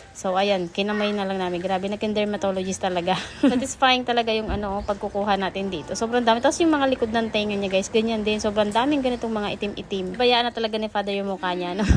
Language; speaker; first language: Filipino; non-native, local second language; Cebuano